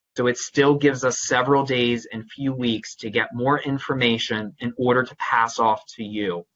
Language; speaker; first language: English; native; English